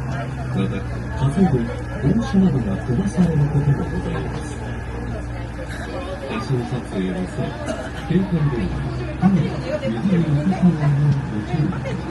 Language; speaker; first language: Japanese; native; Japanese